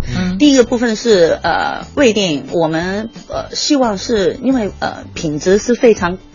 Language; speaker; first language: Chinese; non-native, fluent; Cantonese